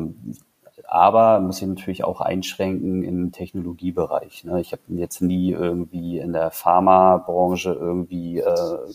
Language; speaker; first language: German; native; German